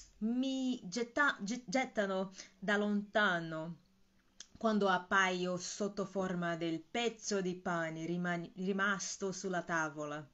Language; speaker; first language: Italian; non-native, fluent; Portuguese